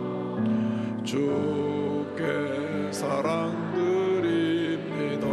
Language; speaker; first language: Korean; native; Korean